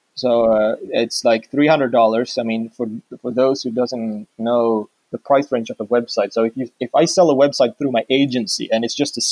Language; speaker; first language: English; non-native, fluent; Swedish